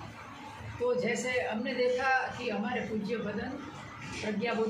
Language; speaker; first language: Hindi; non-native, local second language; Marathi